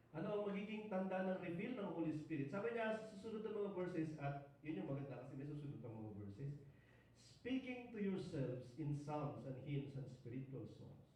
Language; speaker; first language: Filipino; non-native, local second language; Iloko